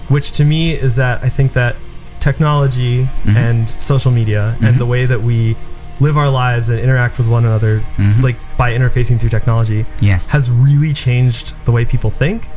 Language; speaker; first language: English; early bilingual, other home language; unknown